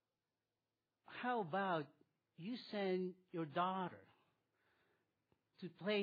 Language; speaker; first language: English; non-native, local second language; Filipino